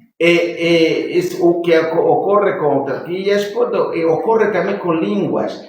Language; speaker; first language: Portuguese; non-native, local second language; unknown